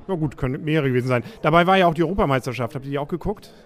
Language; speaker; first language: German; native; German